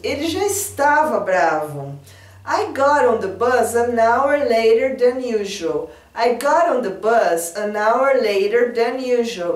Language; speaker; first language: English; non-native, fluent; Portuguese